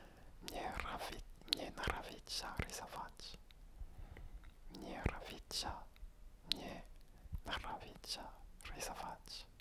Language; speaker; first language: Russian; non-native, learner; French